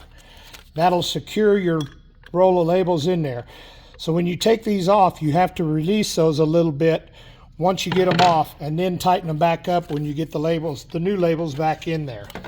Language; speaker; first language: English; native; English